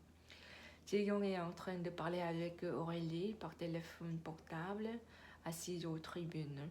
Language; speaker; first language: French; non-native, learner; Korean